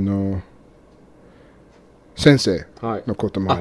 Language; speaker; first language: Japanese; non-native, learner; English